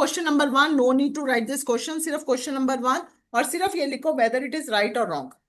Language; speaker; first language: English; non-native, local second language; Hindi